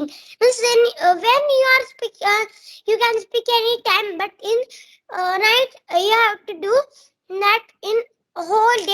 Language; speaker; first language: English; non-native, learner; Marathi